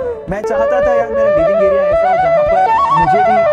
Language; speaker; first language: Hindi; native; Hindi